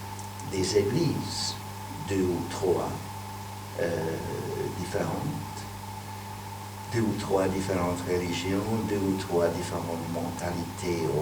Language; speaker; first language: French; non-native, fluent; Hungarian